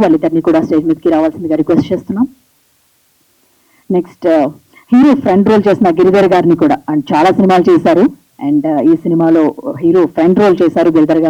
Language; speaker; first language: Telugu; native; Telugu